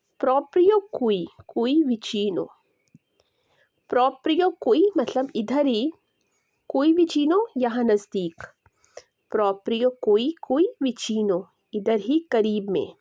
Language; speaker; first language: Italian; non-native, learner; Urdu